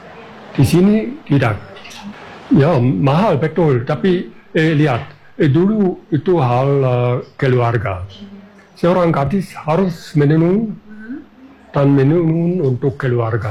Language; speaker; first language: Indonesian; non-native, fluent; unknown